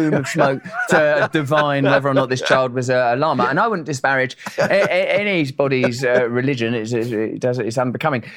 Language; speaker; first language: English; native; English